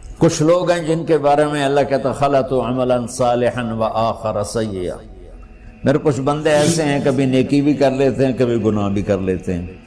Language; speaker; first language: Urdu; non-native, local second language; Punjabi